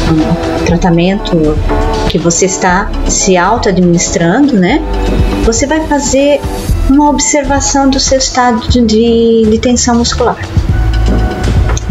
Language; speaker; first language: Portuguese; native; Portuguese